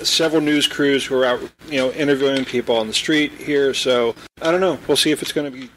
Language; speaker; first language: English; native; English